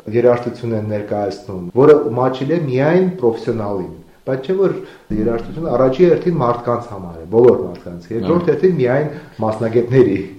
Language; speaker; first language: Armenian; native; Armenian